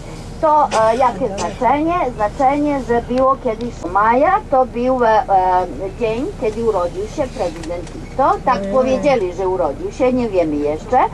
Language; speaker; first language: Polish; non-native, learner; Serbian